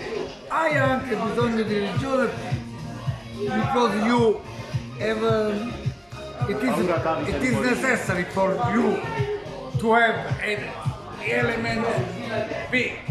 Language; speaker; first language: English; non-native, learner; Italian